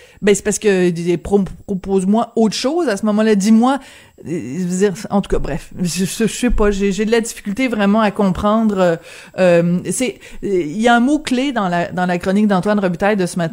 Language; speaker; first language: French; native; French